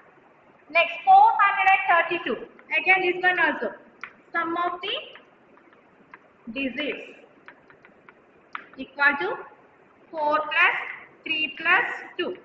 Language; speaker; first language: English; non-native, local second language; Telugu